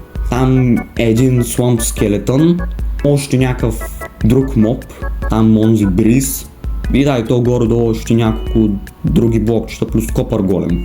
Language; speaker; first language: Bulgarian; native; Bulgarian